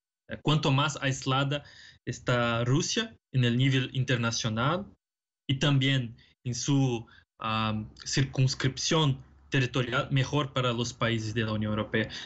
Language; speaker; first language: Spanish; non-native, fluent; Portuguese